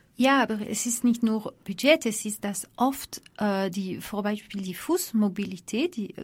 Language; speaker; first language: German; non-native, fluent; French